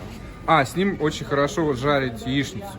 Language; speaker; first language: Russian; native; Russian